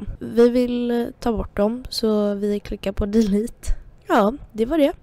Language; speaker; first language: Swedish; native; Swedish